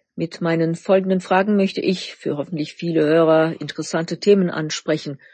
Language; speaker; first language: German; non-native, fluent; Turkish